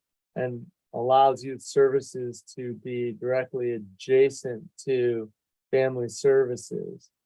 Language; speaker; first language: English; native; English